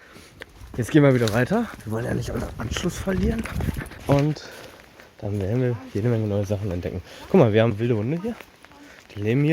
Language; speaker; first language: German; native; German